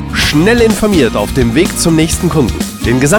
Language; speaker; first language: German; native; German